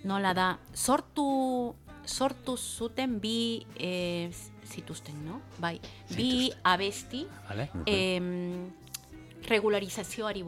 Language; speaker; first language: Basque; non-native, learner; Spanish